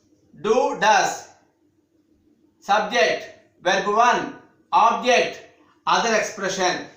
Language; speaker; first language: English; non-native, local second language; Telugu